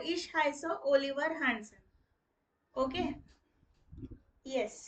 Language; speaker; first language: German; non-native, fluent; Hindi